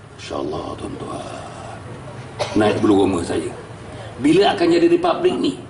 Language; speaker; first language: Malay; native; Malay